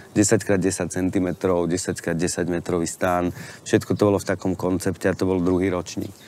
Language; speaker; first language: Slovak; native; Slovak